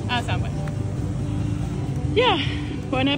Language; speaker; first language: English; non-native, learner; German